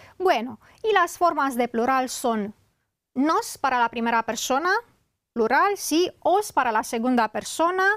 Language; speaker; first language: Spanish; non-native, fluent; Romanian